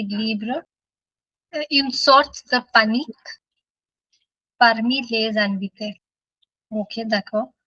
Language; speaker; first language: French; non-native, fluent; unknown